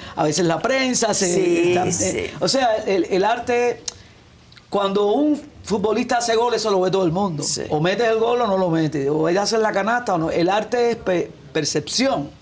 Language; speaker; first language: Spanish; native; Spanish